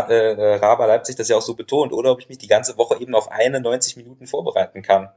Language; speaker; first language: German; native; German